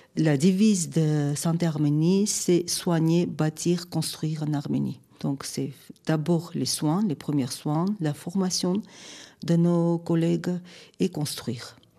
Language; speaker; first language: French; non-native, fluent; Armenian